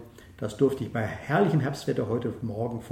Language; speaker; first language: German; native; German